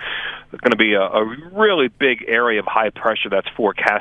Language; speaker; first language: English; native; English